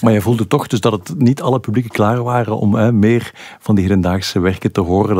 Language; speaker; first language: Dutch; native; Dutch